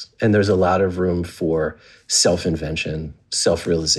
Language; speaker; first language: English; native; English